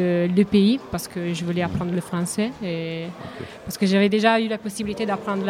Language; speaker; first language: French; non-native, learner; Italian